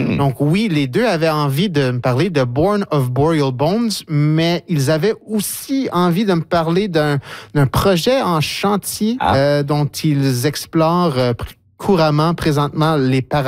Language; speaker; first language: French; native; French